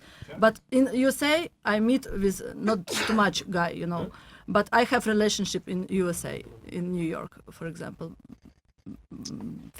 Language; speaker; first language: English; non-native, learner; Russian